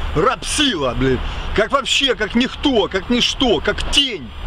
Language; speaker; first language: Russian; non-native, local second language; Ukrainian